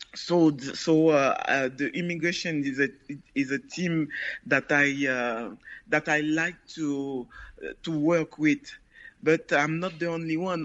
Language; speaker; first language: English; non-native, learner; Haitian Creole